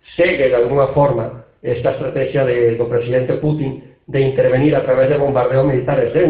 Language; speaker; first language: Galician; non-native, local second language; Spanish